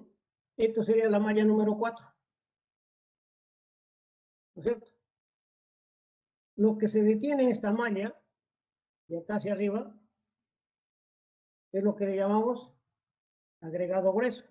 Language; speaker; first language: Spanish; native; Spanish